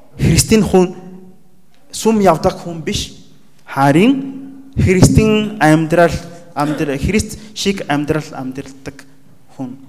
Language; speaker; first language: Mongolian; non-native, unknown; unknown